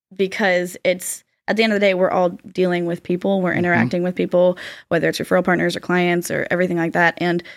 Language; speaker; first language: English; native; English